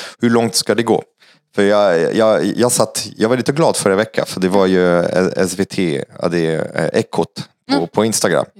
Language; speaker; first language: Swedish; non-native, fluent; French